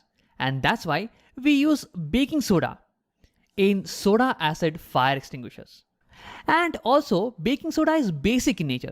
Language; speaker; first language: English; non-native, local second language; Hindi